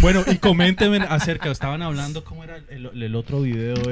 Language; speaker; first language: Spanish; native; Spanish